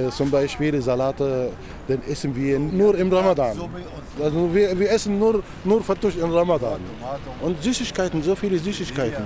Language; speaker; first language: German; non-native, fluent; Arabic